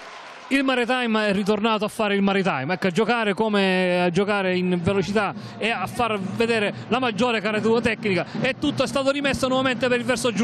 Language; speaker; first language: Italian; native; Italian